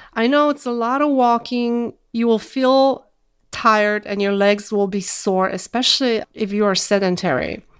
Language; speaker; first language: English; non-native, fluent; Polish